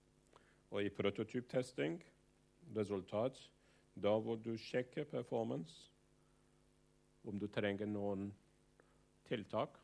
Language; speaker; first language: Norwegian; non-native, fluent; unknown